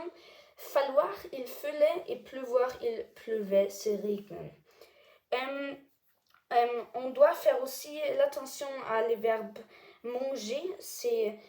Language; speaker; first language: French; non-native, learner; German